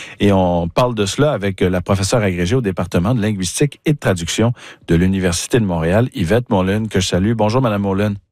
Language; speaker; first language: French; native; French